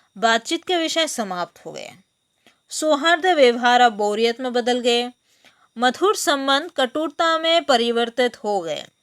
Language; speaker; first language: Hindi; non-native, local second language; Bangla